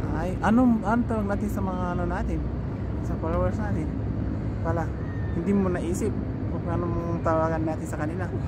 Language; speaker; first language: Filipino; non-native, learner; Persian